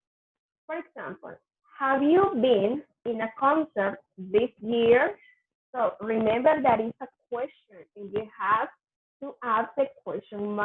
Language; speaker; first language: English; non-native, fluent; Spanish